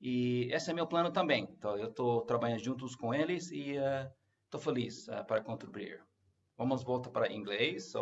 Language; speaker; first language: Portuguese; non-native, learner; English